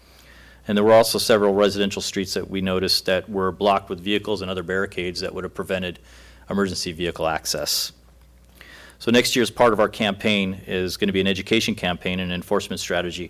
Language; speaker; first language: English; native; English